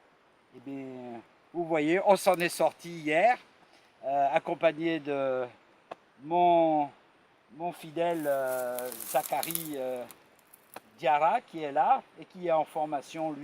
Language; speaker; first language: French; native; French